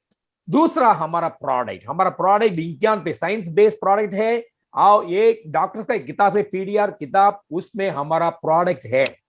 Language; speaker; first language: Hindi; non-native, fluent; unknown